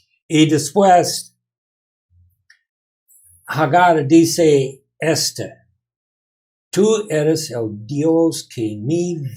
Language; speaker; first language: Spanish; non-native, learner; English